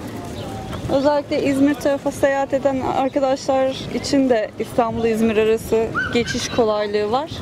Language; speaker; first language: Turkish; native; Turkish